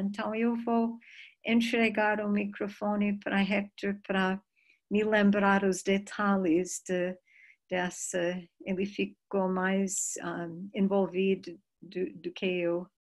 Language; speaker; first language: Portuguese; non-native, fluent; English